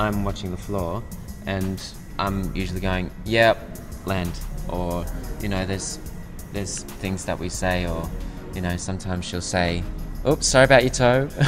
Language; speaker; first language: English; native; English